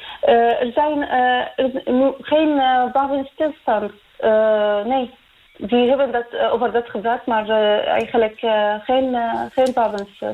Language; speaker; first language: Dutch; non-native, learner; Arabic